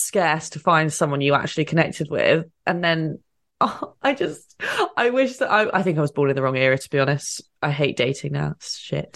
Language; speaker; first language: English; native; English